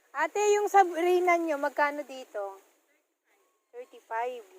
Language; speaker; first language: Filipino; non-native, local second language; Waray